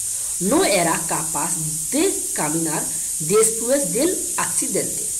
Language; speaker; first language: Spanish; non-native, fluent; Hindi